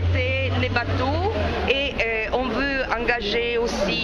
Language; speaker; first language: French; non-native, fluent; Italian